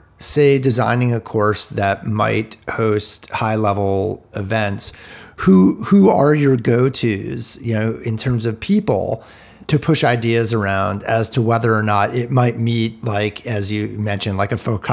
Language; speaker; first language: English; native; English